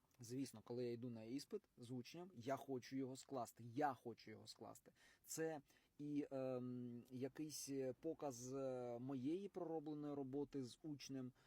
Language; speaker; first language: Ukrainian; non-native, local second language; Russian